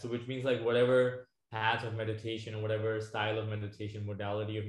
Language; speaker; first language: English; non-native, local second language; Hindi